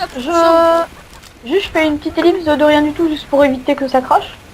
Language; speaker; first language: French; native; French